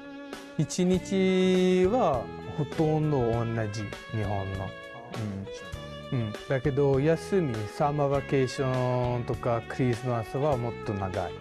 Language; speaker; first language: Japanese; non-native, learner; Italian